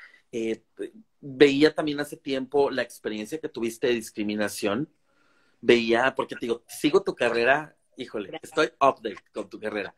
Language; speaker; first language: Spanish; native; Spanish